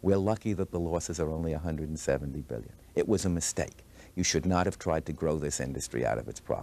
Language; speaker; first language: English; native; English